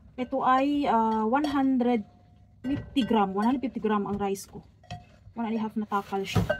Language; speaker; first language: Filipino; non-native, local second language; Cebuano